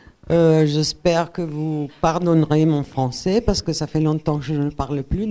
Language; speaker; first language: French; non-native, fluent; Italian